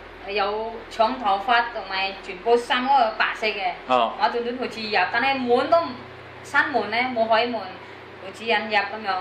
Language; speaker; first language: Chinese; non-native, learner; Indonesian